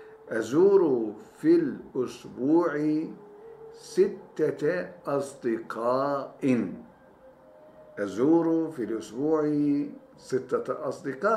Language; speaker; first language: Arabic; non-native, fluent; Turkish